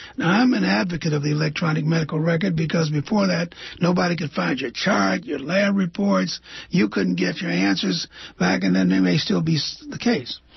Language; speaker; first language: English; native; English